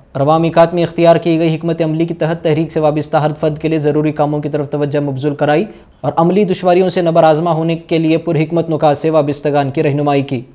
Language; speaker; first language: Urdu; native; Urdu